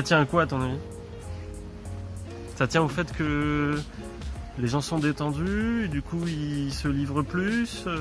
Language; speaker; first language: French; native; French